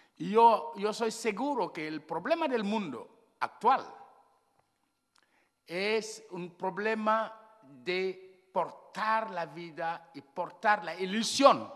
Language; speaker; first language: Spanish; non-native, learner; Wolof